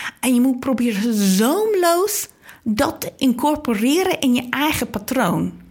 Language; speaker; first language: Dutch; non-native, fluent; English